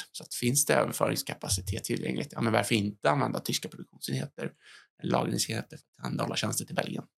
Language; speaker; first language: Swedish; native; Swedish